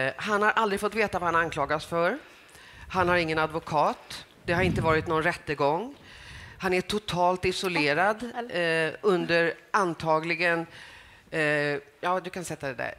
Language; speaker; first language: Swedish; native; Swedish